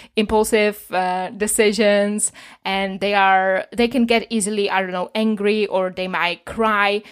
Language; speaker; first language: English; non-native, fluent; Polish